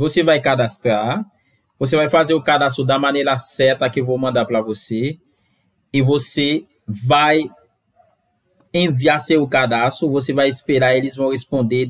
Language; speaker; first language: Portuguese; non-native, fluent; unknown